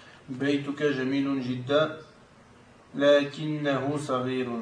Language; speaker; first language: Arabic; non-native, learner; French